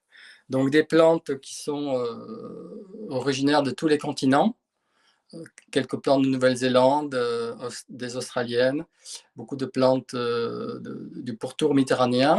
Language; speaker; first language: French; native; French